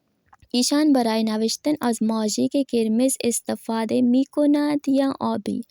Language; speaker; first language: Persian; non-native, fluent; Urdu